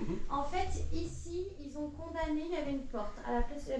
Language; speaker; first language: French; native; French